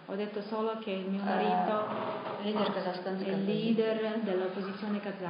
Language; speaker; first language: Italian; non-native, fluent; Russian